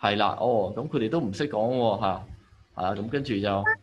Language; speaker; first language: Cantonese; native; Cantonese